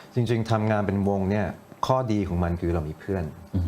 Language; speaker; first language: Thai; non-native, local second language; English